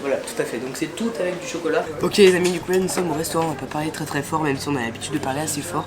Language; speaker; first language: French; native; French